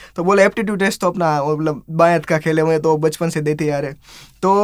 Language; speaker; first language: Hindi; non-native, local second language; Gujarati